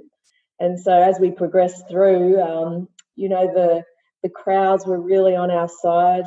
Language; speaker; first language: English; native; English